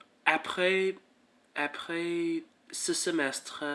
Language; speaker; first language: French; non-native, learner; English